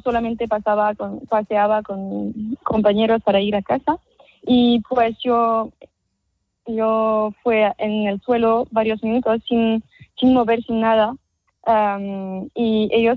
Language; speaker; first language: Spanish; non-native, fluent; French